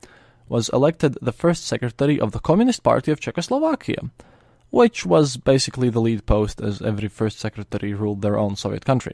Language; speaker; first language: English; non-native, fluent; Latvian